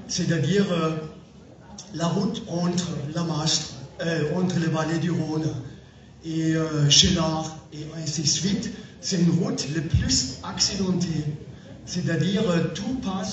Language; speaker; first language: French; non-native, fluent; German